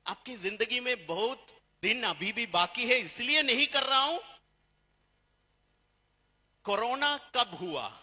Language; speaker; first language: Hindi; non-native, fluent; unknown